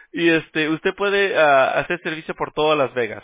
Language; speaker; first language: Spanish; early bilingual, heritage; Spanish